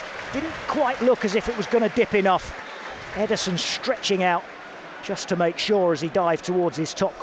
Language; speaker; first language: English; native; English